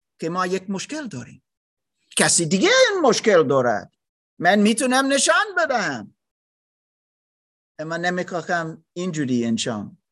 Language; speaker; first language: Persian; non-native, learner; German